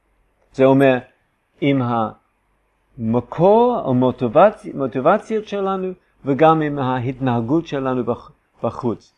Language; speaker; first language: Hebrew; non-native, fluent; English